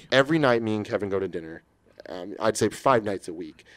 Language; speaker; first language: English; native; English